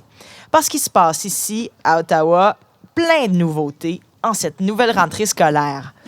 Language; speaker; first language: French; native; French